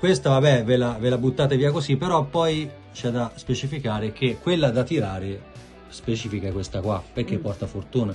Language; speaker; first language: Italian; native; Italian